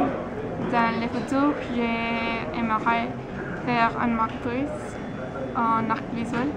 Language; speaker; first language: French; non-native, learner; Spanish